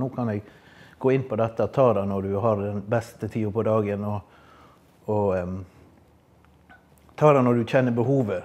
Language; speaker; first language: Norwegian; native; Norwegian